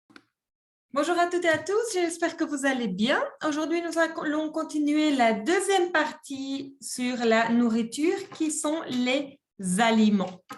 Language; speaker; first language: French; non-native, fluent; Spanish